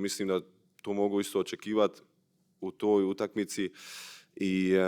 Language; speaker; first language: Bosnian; early bilingual, heritage; Bosnian